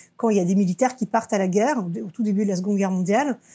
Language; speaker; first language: French; early bilingual, other home language; Russian